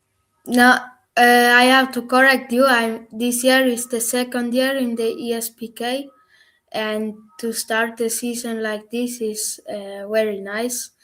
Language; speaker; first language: English; non-native, learner; German